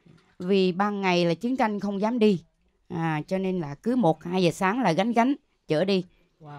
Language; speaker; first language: Vietnamese; native; Vietnamese